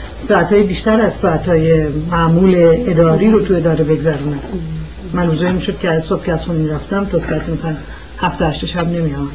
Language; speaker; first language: Persian; early bilingual, heritage; Persian